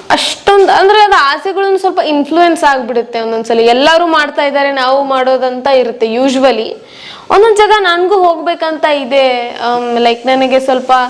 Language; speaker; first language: Kannada; non-native, local second language; Marwari